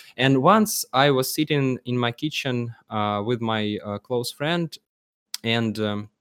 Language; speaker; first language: English; non-native, learner; Russian